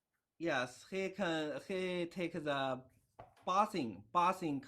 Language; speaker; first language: English; non-native, learner; Chinese